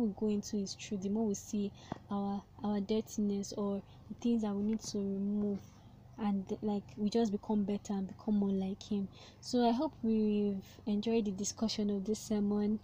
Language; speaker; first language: English; non-native, local second language; Yoruba